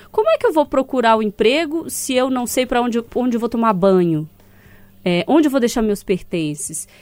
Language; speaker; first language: Portuguese; native; Portuguese